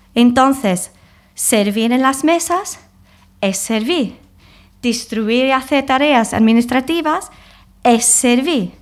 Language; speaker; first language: Spanish; non-native, fluent; English